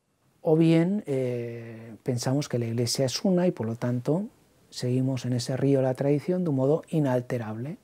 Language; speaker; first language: Spanish; native; Spanish